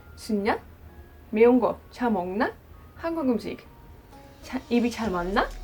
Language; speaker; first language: Korean; non-native, learner; Dutch